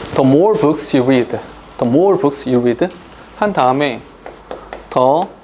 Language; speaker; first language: English; non-native, fluent; Korean